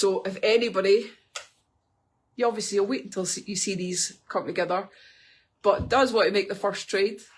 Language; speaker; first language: English; native; English